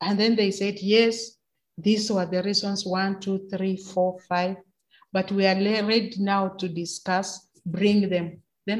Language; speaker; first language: English; non-native, local second language; Luyia